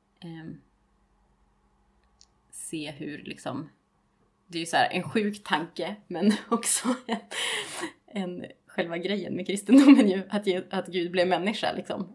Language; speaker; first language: Swedish; native; Swedish